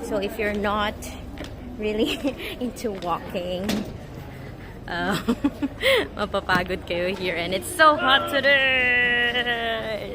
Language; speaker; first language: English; non-native, local second language; Filipino